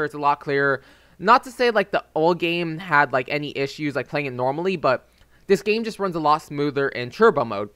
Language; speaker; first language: English; native; English